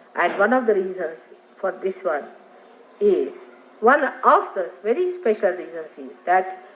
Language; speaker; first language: English; non-native, local second language; Marathi